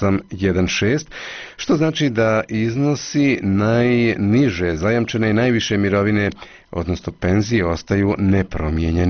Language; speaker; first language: Croatian; native; Croatian